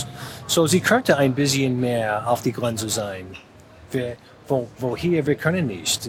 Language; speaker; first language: German; non-native, fluent; English